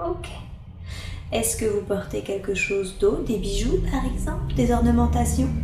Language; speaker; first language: French; native; French